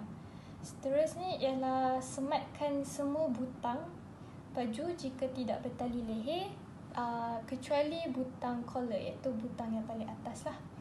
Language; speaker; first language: Malay; native; Malay